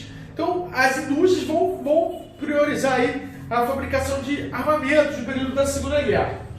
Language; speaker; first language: Portuguese; native; Portuguese